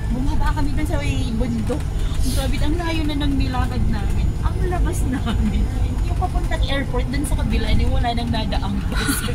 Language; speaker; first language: Filipino; native; Filipino